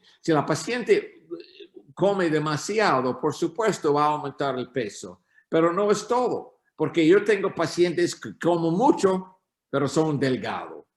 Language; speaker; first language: Spanish; non-native, learner; English